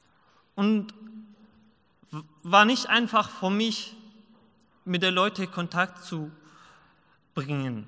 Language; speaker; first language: German; non-native, learner; Persian